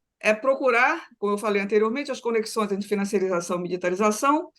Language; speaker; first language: Portuguese; native; Portuguese